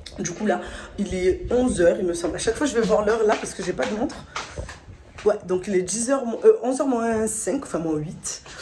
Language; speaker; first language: French; early bilingual, other home language; Fula